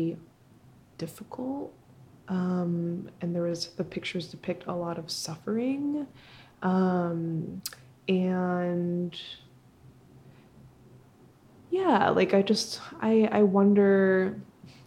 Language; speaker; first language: English; early bilingual, other home language; Spanish